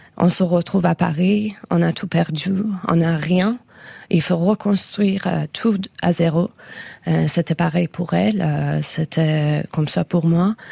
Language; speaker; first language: French; non-native, fluent; Persian